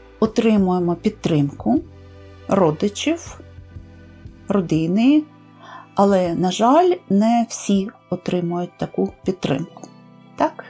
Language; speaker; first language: Ukrainian; native; Ukrainian